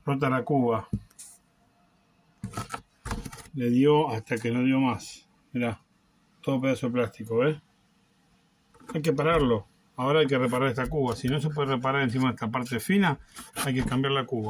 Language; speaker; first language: Spanish; native; Spanish